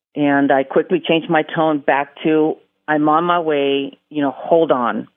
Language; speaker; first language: English; early bilingual, other home language; Spanish